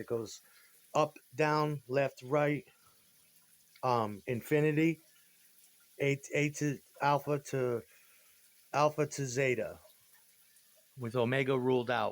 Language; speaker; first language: English; native; English